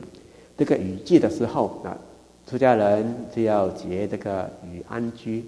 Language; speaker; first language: Chinese; native; Chinese